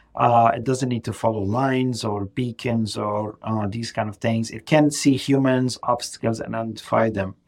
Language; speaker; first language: English; non-native, fluent; Arabic